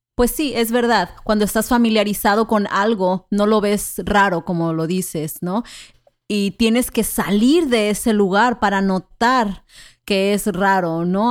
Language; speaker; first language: Spanish; native; Spanish